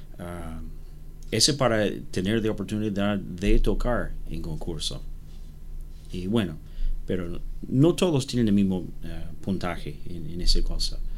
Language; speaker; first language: Spanish; non-native, learner; English